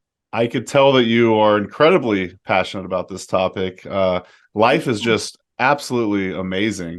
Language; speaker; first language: English; native; English